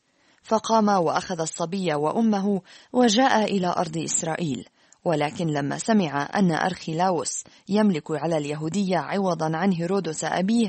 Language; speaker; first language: Arabic; native; Arabic